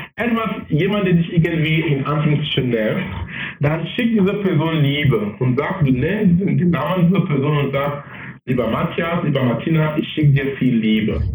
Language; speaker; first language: German; non-native, fluent; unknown